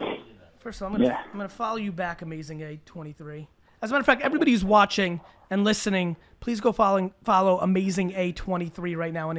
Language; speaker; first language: English; early bilingual, other home language; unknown